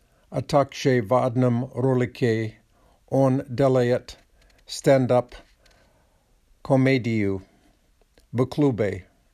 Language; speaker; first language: Russian; non-native, learner; English